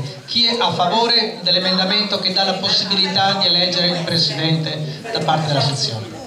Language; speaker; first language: Italian; native; Italian